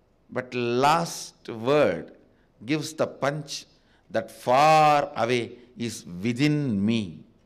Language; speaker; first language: English; non-native, local second language; Tamil